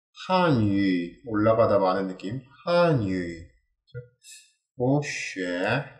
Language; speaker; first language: Chinese; non-native, learner; Korean